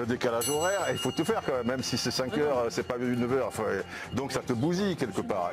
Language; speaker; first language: French; native; French